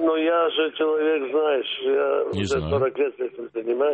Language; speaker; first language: Russian; early bilingual, heritage; Russian